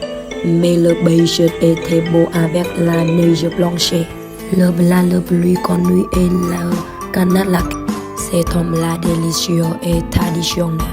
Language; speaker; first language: French; non-native, learner; Vietnamese